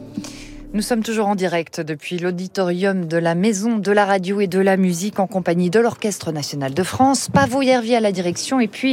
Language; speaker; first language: French; native; French